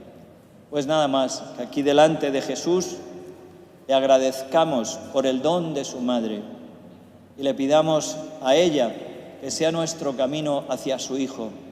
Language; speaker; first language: Spanish; native; Spanish